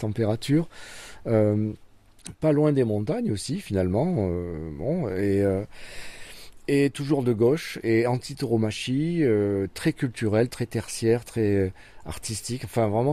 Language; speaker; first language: French; native; French